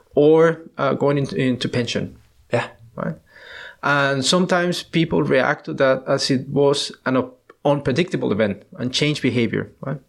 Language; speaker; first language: English; non-native, fluent; Spanish